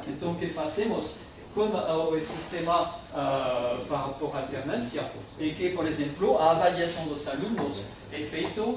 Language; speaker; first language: Portuguese; non-native, fluent; French